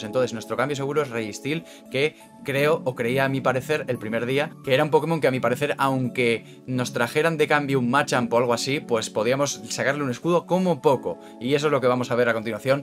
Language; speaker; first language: Spanish; native; Spanish